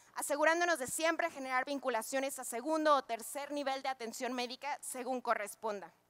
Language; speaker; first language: Spanish; native; Spanish